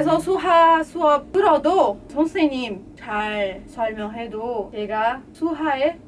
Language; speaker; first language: Korean; non-native, fluent; Portuguese